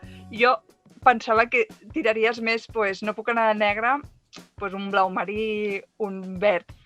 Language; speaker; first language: Catalan; native; Catalan